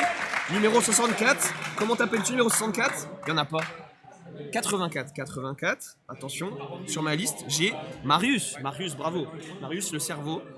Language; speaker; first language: French; native; French